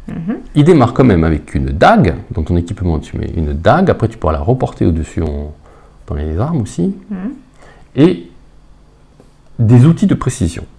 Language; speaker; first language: French; native; French